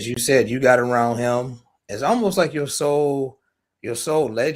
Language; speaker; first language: English; native; English